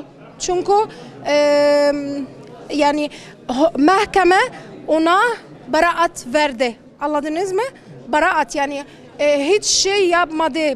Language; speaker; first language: Turkish; non-native, learner; Arabic